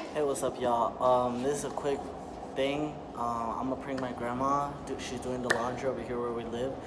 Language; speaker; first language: English; early bilingual, other home language; Spanish